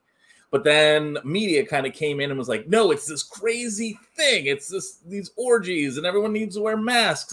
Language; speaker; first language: English; native; English